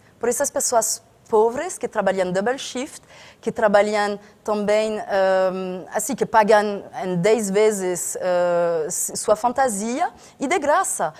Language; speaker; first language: Portuguese; non-native, fluent; French